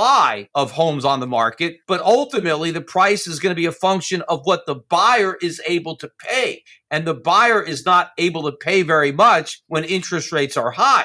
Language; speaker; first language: English; native; English